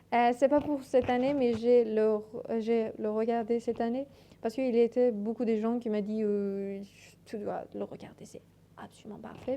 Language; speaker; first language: French; non-native, learner; Persian